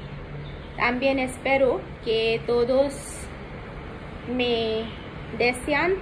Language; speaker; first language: Spanish; non-native, learner; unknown